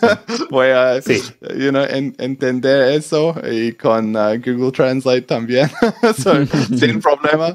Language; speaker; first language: Spanish; non-native, learner; English